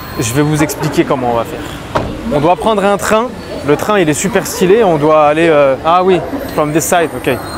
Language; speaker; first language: French; native; French